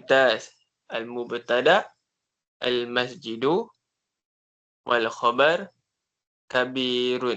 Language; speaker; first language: Arabic; non-native, learner; Malay